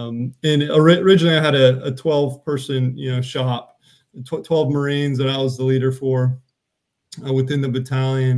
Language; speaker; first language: English; native; English